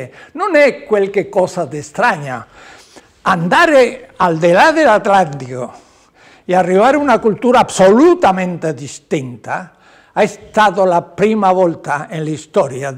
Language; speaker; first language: Italian; non-native, learner; Spanish